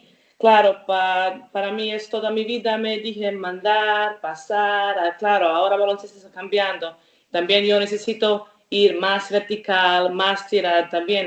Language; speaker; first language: Spanish; non-native, learner; Croatian